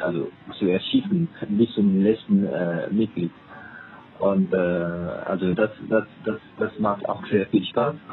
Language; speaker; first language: German; non-native, fluent; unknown